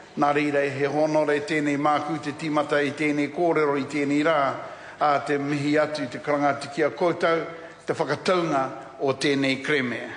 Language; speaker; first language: Māori; non-native, local second language; English